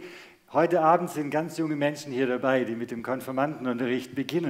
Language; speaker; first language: German; native; German